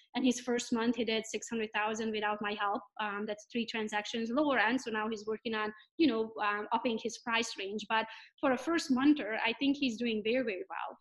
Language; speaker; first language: English; non-native, fluent; Romanian